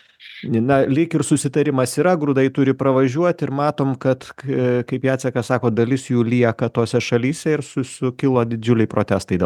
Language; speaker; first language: Lithuanian; native; Lithuanian